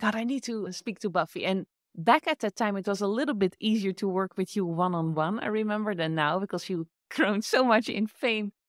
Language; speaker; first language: English; non-native, fluent; Dutch